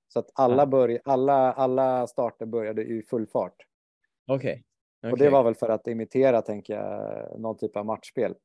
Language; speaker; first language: Swedish; native; Swedish